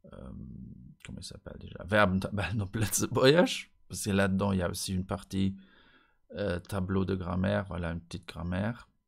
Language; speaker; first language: French; non-native, local second language; Luxembourgish